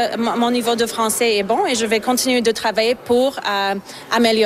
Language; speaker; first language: French; non-native, fluent; Slovak